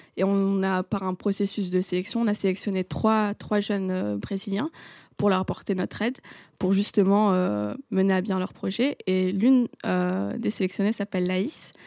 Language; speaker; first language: French; non-native, local second language; Arabic